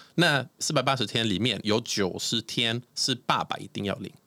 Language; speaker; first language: Chinese; non-native, fluent; Swedish